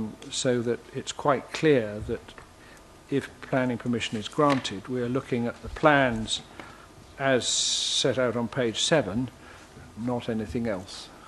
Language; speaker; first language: English; native; English